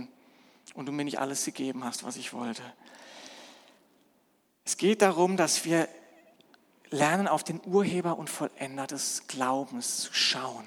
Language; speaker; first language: German; native; German